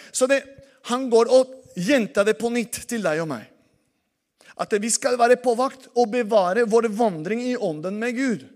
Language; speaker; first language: Norwegian; non-native, fluent; Spanish